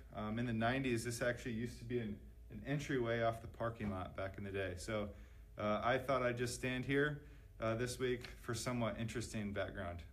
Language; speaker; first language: English; native; English